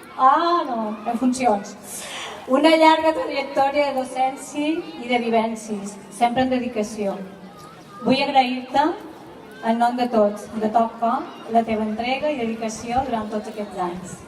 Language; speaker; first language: Catalan; native; Catalan